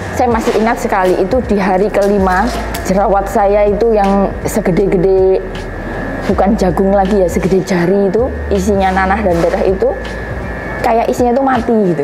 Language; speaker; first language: Indonesian; native; Indonesian